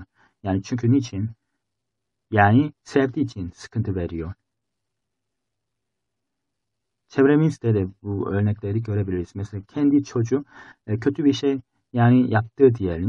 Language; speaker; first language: Turkish; non-native, fluent; Korean